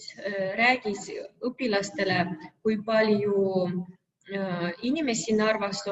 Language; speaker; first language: Estonian; non-native, local second language; Russian